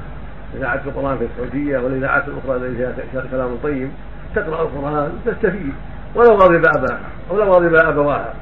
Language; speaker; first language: Arabic; native; Arabic